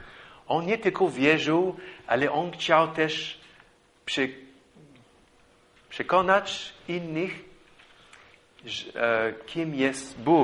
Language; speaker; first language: Polish; non-native, fluent; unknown